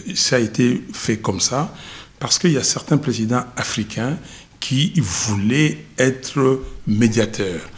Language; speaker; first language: French; non-native, local second language; Lingala